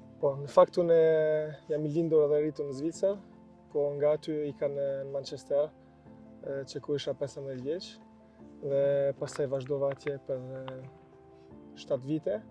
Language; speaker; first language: Albanian; early bilingual, heritage; Albanian